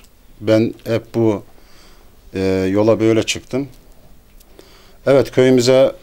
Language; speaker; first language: Turkish; native; Turkish